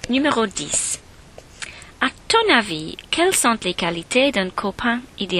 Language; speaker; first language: French; non-native, learner; English